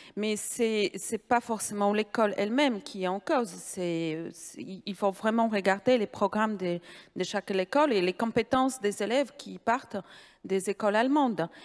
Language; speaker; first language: French; non-native, fluent; Polish